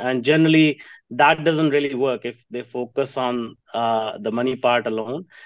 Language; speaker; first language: English; non-native, local second language; Punjabi